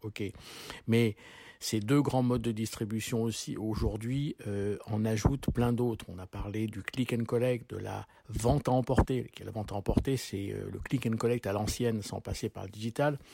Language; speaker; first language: French; native; French